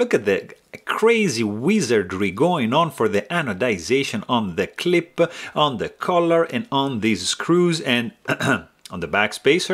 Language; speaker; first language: English; non-native, fluent; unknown